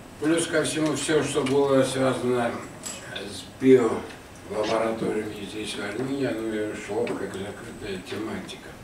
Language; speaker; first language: Russian; non-native, local second language; Armenian